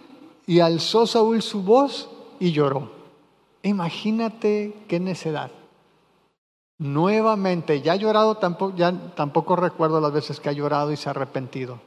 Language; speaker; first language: Spanish; native; Spanish